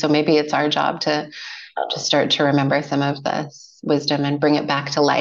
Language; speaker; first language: English; native; English